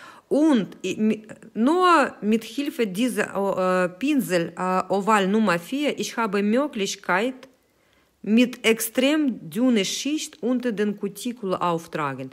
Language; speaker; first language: German; non-native, fluent; Russian